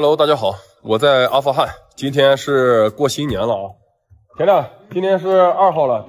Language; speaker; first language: Chinese; native; Chinese